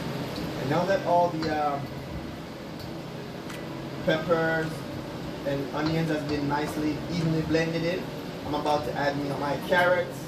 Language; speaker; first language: English; native; English